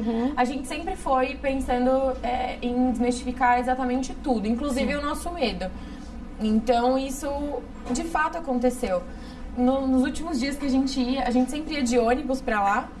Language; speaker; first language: Portuguese; native; Portuguese